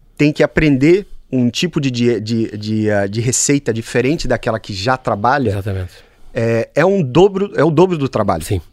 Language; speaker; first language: Portuguese; native; Portuguese